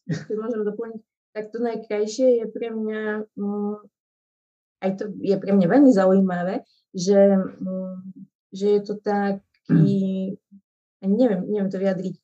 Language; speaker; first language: Slovak; native; Slovak